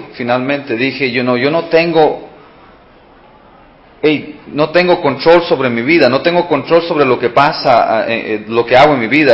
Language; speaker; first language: Spanish; early bilingual, heritage; Spanish